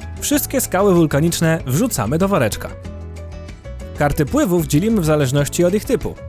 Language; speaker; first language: Polish; native; Polish